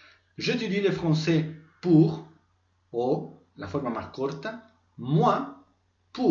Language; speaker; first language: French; non-native, fluent; Spanish